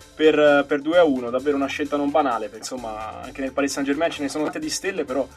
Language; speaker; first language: Italian; native; Italian